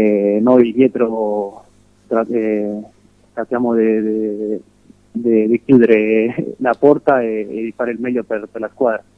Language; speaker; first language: Italian; non-native, fluent; Spanish